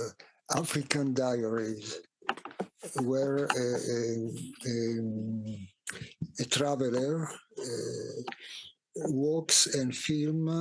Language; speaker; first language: English; non-native, fluent; Italian